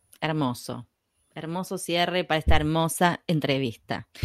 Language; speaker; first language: Spanish; native; Spanish